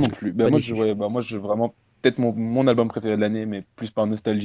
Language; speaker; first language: French; native; French